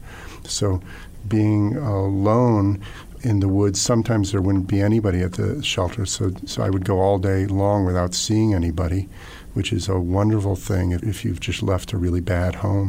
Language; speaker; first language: English; native; English